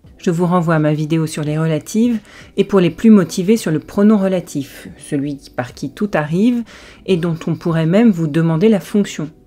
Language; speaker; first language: French; native; French